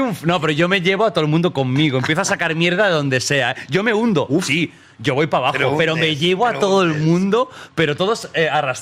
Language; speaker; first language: Spanish; native; Spanish